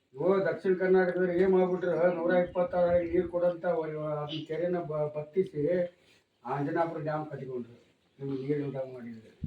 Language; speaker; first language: Kannada; native; Kannada